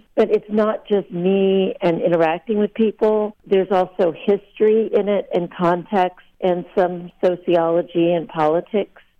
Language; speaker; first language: English; early bilingual, other home language; Lithuanian